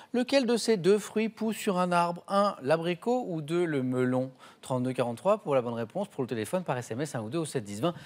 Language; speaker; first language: French; native; French